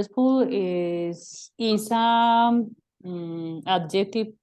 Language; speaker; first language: English; non-native, learner; Spanish